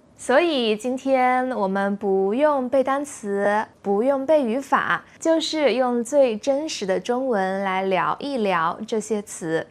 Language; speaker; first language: Chinese; native; Chinese